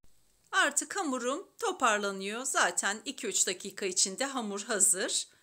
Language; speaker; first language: Turkish; native; Turkish